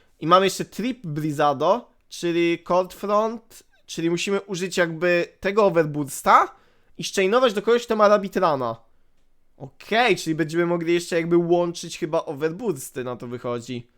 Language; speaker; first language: Polish; native; Polish